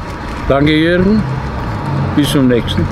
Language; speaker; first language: German; non-native, fluent; Italian